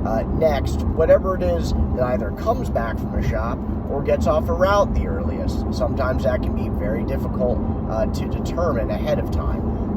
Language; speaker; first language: English; native; English